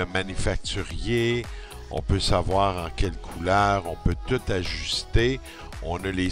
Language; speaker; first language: French; native; French